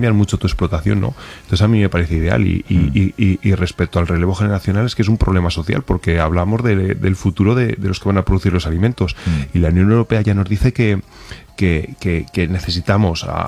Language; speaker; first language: Spanish; native; Spanish